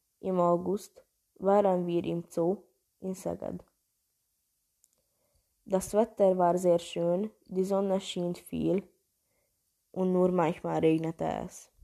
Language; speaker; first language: German; non-native, learner; Hungarian